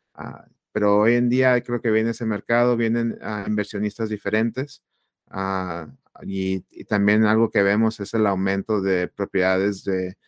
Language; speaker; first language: Spanish; native; Spanish